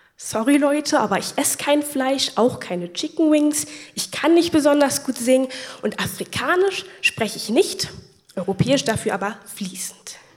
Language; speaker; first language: German; native; German